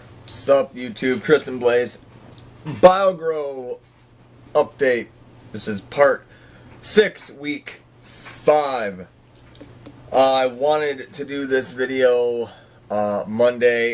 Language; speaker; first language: English; native; English